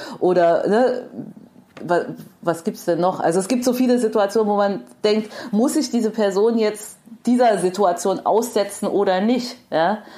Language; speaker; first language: German; native; German